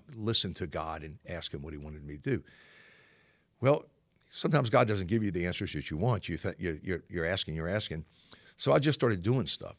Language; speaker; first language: English; native; English